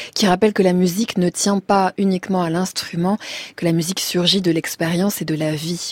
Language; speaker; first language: French; native; French